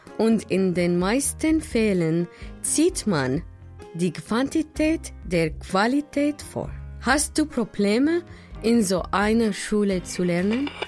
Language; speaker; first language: German; non-native, fluent; Arabic